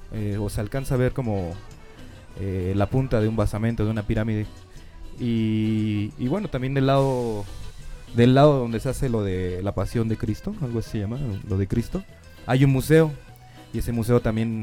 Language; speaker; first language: Spanish; native; Spanish